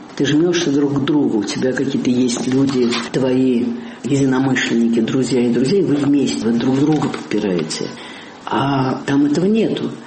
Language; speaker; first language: Russian; native; Russian